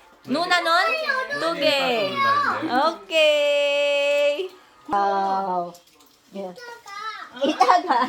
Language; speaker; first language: Korean; non-native, learner; Filipino